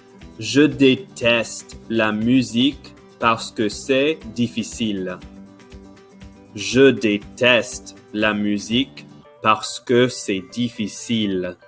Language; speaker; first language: French; non-native, fluent; English